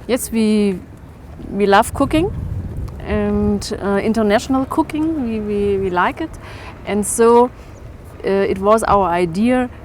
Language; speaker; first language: English; non-native, learner; German